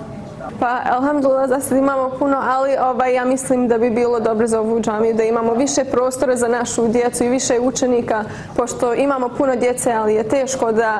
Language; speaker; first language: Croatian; early bilingual, heritage; English